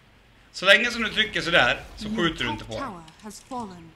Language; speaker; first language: Swedish; native; Swedish